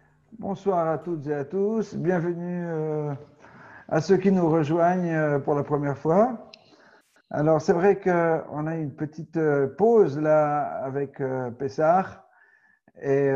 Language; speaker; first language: French; native; French